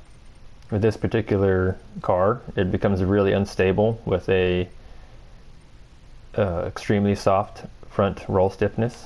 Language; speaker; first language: English; native; English